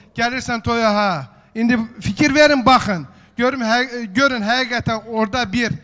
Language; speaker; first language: Azerbaijani; non-native, local second language; Avaric